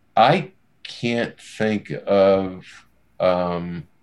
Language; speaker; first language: English; native; English